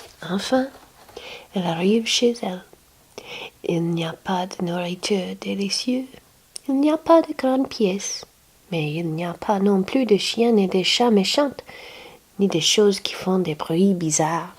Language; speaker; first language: French; non-native, learner; English